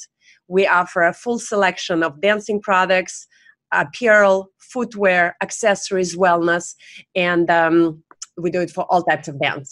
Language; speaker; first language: English; non-native, fluent; Russian